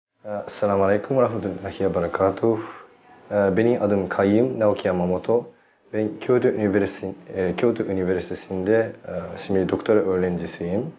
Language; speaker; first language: Turkish; non-native, learner; Japanese